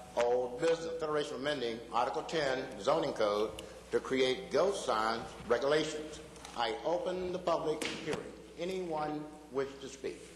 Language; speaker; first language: English; native; English